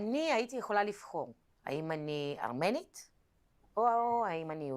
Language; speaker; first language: Hebrew; non-native, fluent; Russian